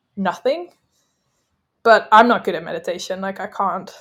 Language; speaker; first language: English; non-native, fluent; Dutch